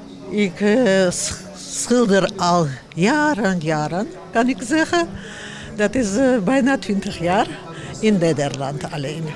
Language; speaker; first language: Dutch; non-native, fluent; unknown